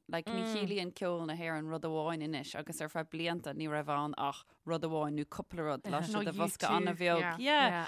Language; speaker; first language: Irish; non-native, local second language; English